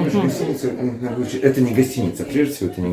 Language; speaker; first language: Russian; native; Russian